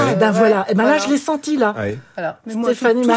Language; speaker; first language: French; native; French